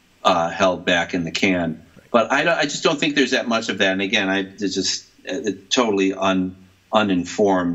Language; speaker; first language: English; native; English